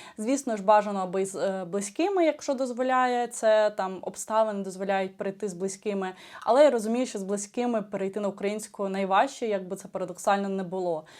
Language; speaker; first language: Ukrainian; non-native, local second language; Russian